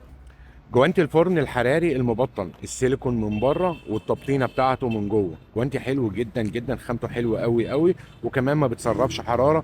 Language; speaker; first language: Arabic; native; Arabic